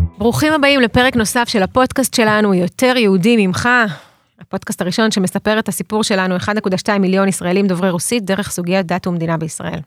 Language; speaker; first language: Hebrew; early bilingual, other home language; Russian